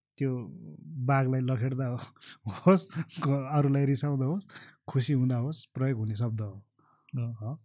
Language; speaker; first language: Nepali; non-native, local second language; Eastern Tamang